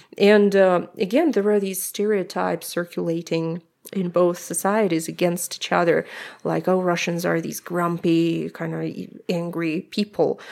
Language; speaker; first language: English; non-native, fluent; Russian